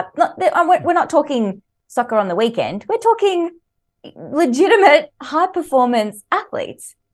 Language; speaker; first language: English; native; English